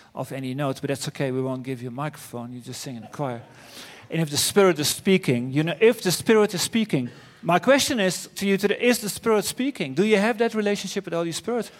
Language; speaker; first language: English; non-native, fluent; Dutch